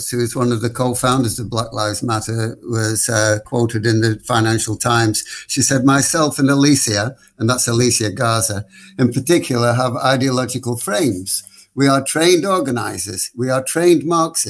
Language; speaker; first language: English; native; English